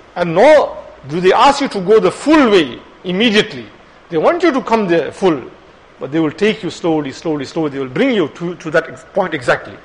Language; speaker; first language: English; native; English